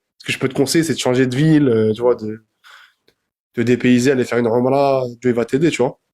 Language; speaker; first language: French; native; French